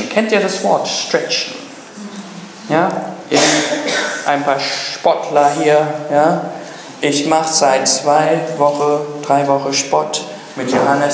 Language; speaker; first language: German; non-native, fluent; English